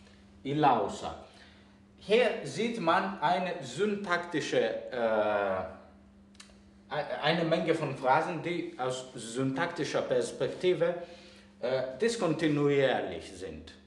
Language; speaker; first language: German; non-native, fluent; Greek